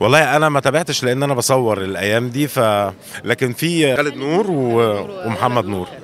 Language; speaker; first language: Arabic; native; Arabic